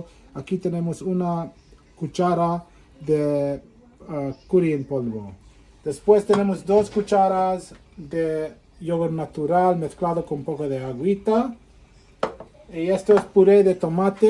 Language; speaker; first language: Spanish; non-native, fluent; Sylheti